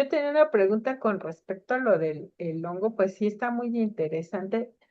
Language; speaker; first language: Spanish; native; Spanish